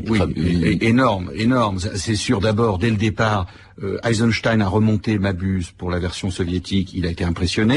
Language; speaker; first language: French; native; French